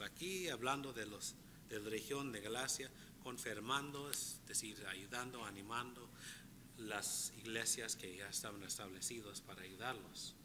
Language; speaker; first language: Spanish; non-native, fluent; English